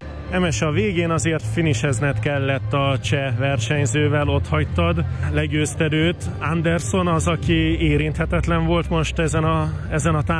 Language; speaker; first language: Hungarian; native; Hungarian